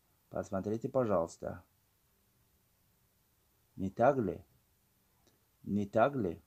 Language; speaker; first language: Russian; non-native, learner; Tajik